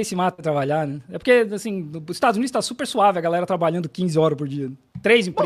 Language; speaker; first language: Portuguese; native; Portuguese